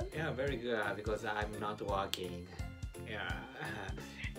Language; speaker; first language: English; non-native, learner; Japanese